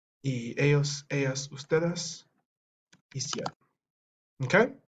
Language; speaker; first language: Spanish; non-native, fluent; English